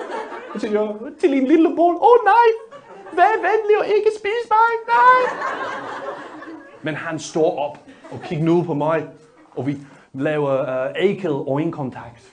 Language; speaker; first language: Danish; non-native, learner; English